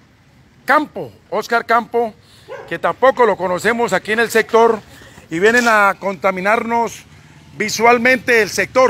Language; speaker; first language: Spanish; native; Spanish